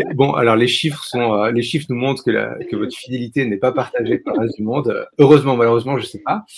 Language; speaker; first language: French; native; French